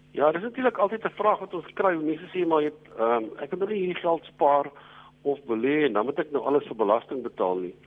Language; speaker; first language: Afrikaans; native; Afrikaans